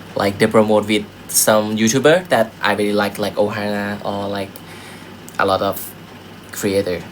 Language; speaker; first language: English; non-native, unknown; Thai